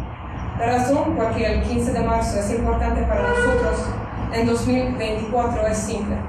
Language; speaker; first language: Spanish; non-native, fluent; Hungarian